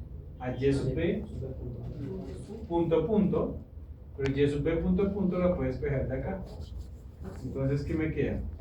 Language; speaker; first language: Spanish; native; Spanish